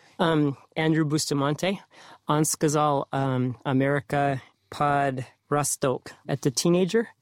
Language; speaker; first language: Russian; non-native, learner; English